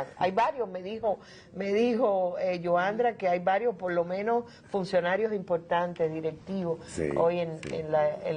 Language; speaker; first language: Spanish; native; Spanish